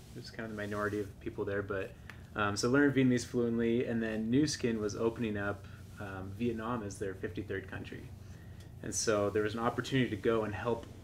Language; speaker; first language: English; native; English